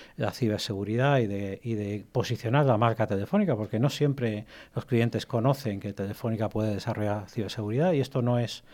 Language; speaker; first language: Spanish; native; Spanish